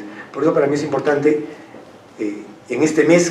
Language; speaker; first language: Spanish; native; Spanish